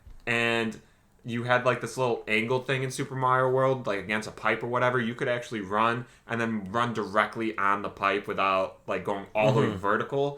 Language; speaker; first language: English; native; English